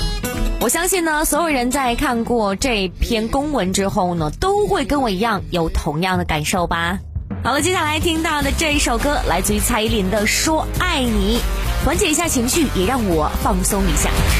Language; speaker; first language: Chinese; native; Chinese